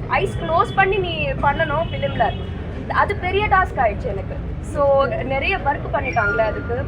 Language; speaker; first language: Tamil; non-native, learner; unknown